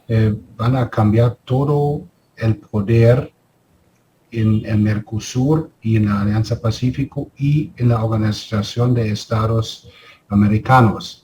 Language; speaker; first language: Spanish; non-native, fluent; German